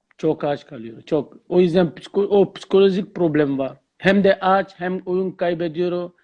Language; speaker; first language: Turkish; non-native, learner; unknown